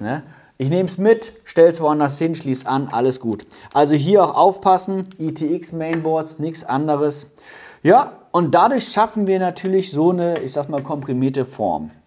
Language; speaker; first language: German; native; German